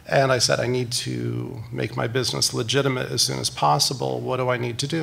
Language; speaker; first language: English; native; English